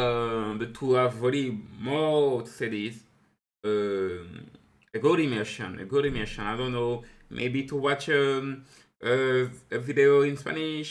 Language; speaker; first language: English; non-native, fluent; French